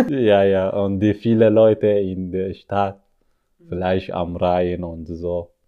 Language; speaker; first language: German; non-native, learner; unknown